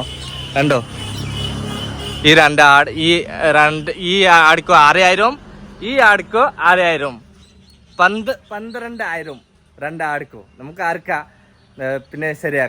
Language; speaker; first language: Malayalam; non-native, learner; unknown